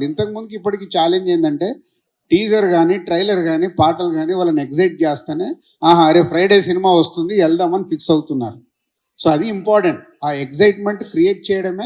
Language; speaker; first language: Telugu; native; Telugu